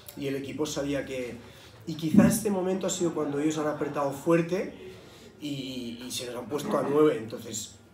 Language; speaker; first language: Spanish; non-native, local second language; Catalan